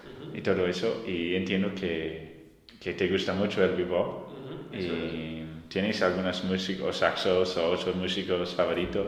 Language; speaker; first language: Spanish; non-native, learner; English